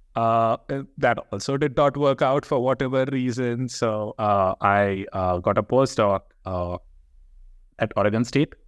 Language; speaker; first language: English; non-native, local second language; Telugu